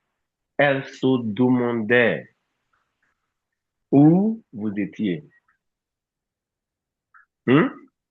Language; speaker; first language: French; non-native, fluent; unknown